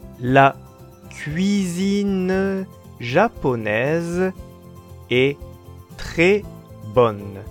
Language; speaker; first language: French; non-native, fluent; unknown